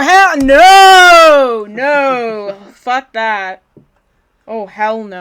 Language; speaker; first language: English; native; English